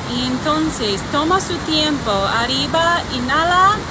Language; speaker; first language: Spanish; non-native, learner; English